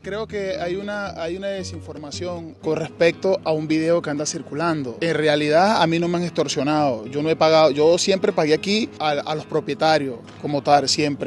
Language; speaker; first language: Spanish; native; Spanish